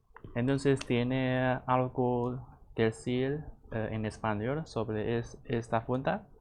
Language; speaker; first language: Spanish; non-native, learner; Chinese